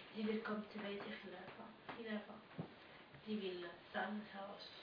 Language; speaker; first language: Danish; non-native, learner; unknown